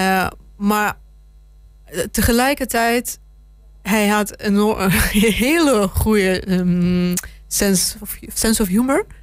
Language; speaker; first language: Dutch; non-native, fluent; Russian